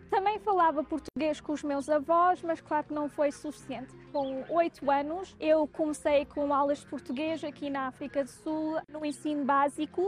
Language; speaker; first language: Portuguese; early bilingual, heritage; English